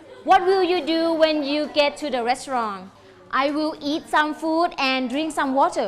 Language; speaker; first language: English; non-native, fluent; Thai